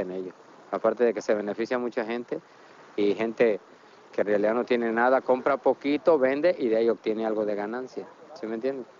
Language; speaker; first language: Spanish; native; Spanish